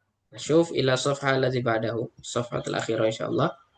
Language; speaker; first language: Arabic; non-native, fluent; Indonesian